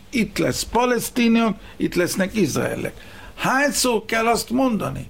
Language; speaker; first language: Hungarian; early bilingual, heritage; Hebrew